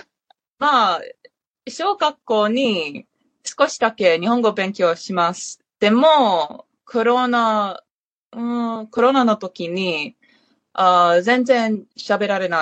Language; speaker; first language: Japanese; non-native, learner; English